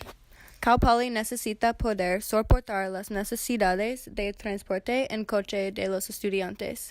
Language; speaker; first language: Spanish; non-native, learner; English